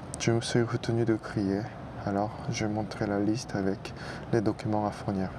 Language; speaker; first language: French; non-native, fluent; Korean